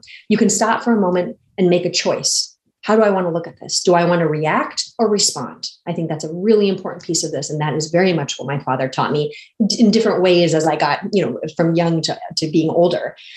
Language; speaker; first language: English; native; English